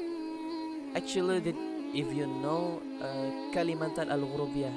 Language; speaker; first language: English; non-native, learner; Indonesian